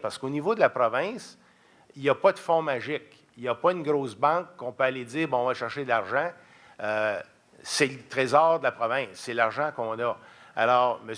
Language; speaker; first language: French; native; French